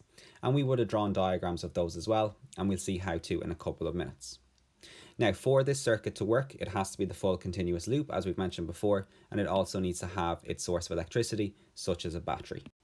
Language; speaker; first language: English; native; English